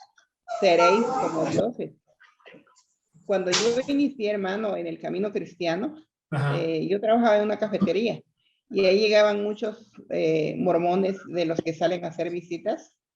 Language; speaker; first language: Spanish; native; Spanish